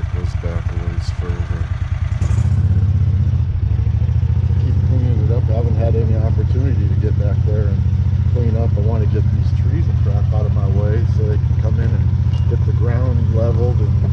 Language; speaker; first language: English; native; English